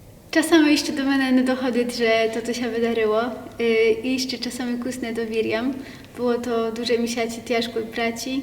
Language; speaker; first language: Polish; non-native, local second language; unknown